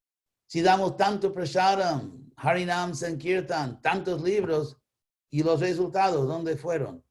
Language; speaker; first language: Spanish; non-native, fluent; English